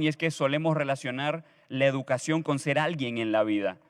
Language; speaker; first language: Spanish; native; Spanish